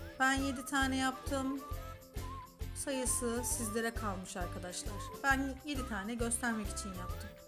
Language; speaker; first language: Turkish; native; Turkish